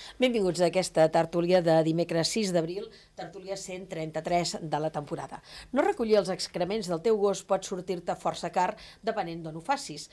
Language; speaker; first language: Catalan; native; Catalan